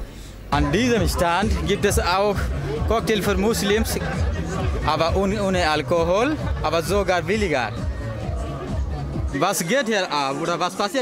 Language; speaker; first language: German; non-native, learner; Bangla